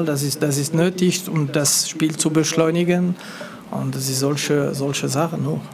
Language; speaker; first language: German; non-native, local second language; French